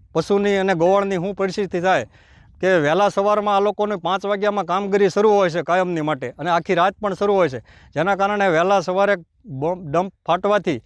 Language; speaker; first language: Gujarati; native; Gujarati